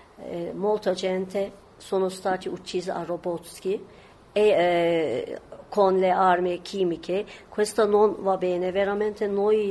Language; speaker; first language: Italian; non-native, learner; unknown